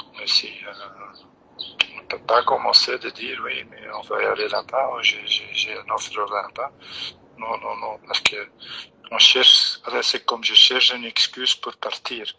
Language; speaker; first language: French; non-native, local second language; Dutch